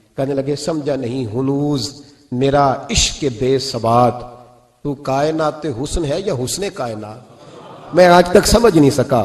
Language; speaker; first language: Urdu; non-native, local second language; Punjabi